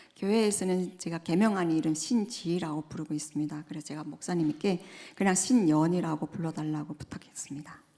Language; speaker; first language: Korean; native; Korean